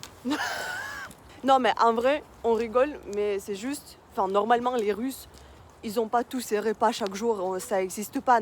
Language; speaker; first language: French; non-native, fluent; Russian